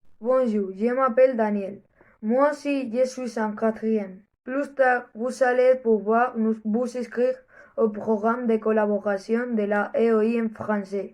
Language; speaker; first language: French; non-native, learner; Spanish